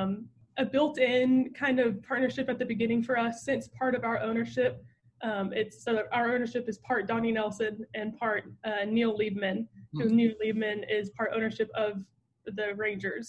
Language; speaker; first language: English; native; English